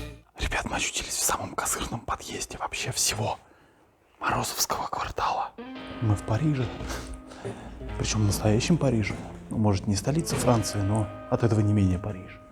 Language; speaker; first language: Russian; native; Russian